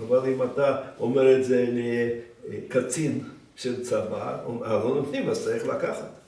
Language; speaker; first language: Hebrew; non-native, fluent; Russian